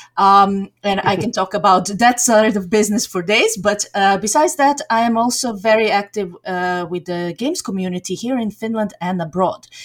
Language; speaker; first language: English; non-native, fluent; Serbian